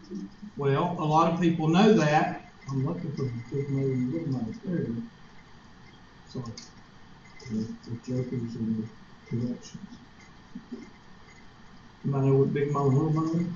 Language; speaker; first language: English; native; English